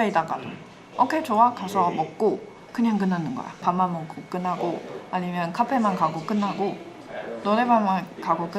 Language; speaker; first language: Korean; non-native, fluent; Chinese